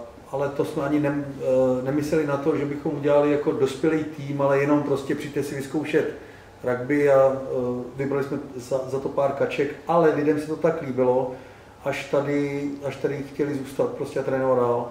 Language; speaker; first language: Czech; native; Czech